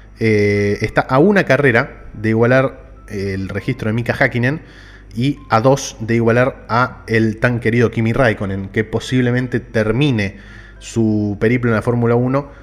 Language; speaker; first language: Spanish; native; Spanish